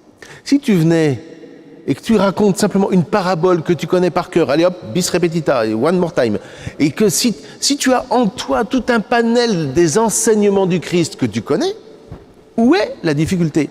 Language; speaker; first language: French; native; French